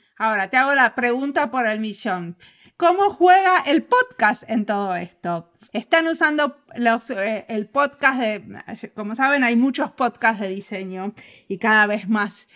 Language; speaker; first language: Spanish; native; Spanish